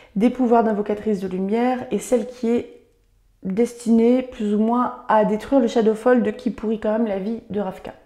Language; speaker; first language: French; native; French